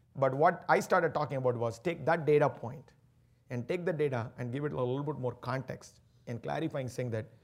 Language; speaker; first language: English; non-native, local second language; Tamil